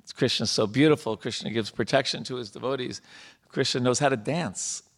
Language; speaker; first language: English; native; English